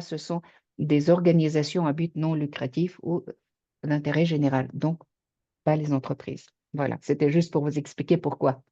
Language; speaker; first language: French; native; French